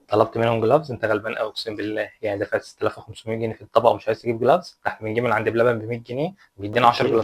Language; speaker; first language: Arabic; native; Arabic